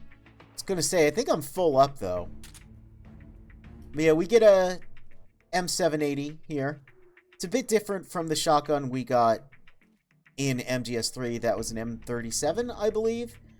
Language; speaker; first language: English; native; English